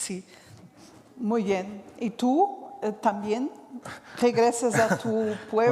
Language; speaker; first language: Spanish; non-native, fluent; Portuguese